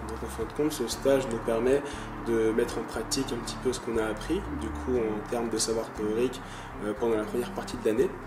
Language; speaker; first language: French; native; French